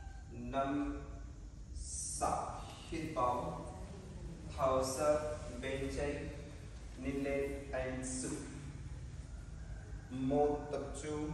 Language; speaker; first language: Vietnamese; non-native, learner; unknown